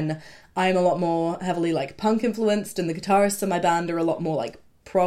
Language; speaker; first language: English; native; English